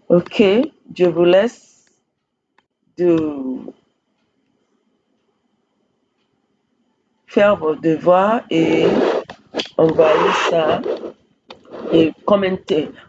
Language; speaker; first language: French; non-native, fluent; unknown